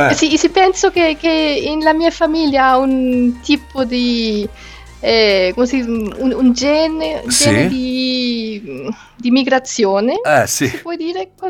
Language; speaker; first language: Italian; non-native, learner; Spanish